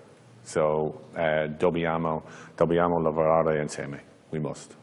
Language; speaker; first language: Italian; non-native, learner; English